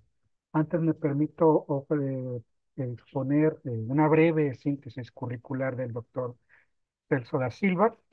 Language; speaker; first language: Spanish; native; Spanish